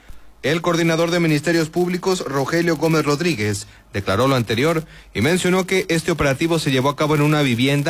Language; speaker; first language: Spanish; native; Spanish